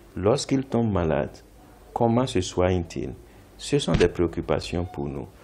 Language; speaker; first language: French; non-native, local second language; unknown